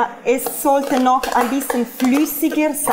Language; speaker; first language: German; non-native, fluent; Italian